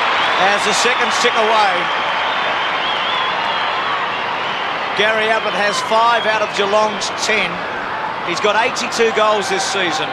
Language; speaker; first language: English; native; English